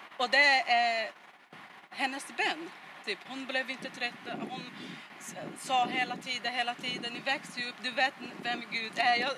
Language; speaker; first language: Swedish; non-native, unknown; Portuguese